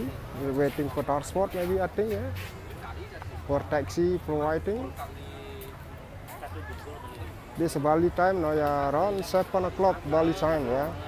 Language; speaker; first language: English; non-native, learner; Indonesian